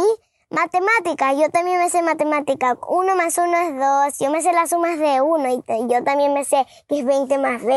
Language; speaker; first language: Spanish; early bilingual, heritage; Spanish